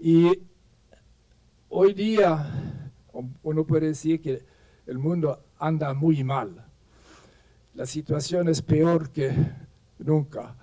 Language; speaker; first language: Spanish; non-native, fluent; Swedish